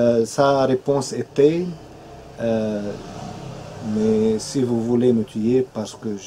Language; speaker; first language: French; non-native, fluent; Arabic